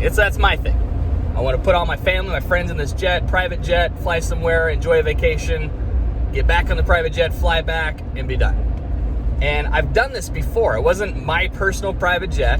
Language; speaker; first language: English; native; English